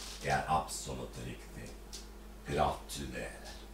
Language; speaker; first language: Norwegian; non-native, fluent; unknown